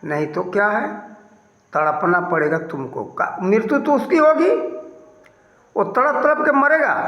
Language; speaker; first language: Hindi; native; Hindi